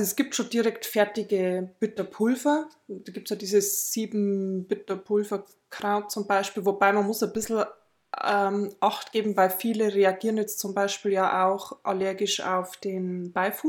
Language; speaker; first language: German; native; German